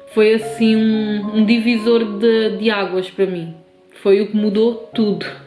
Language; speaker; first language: Portuguese; non-native, local second language; Kabuverdianu